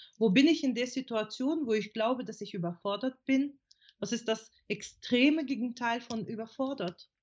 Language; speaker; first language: German; non-native, fluent; Russian